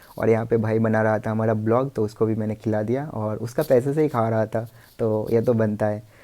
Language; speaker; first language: Hindi; non-native, local second language; Bangla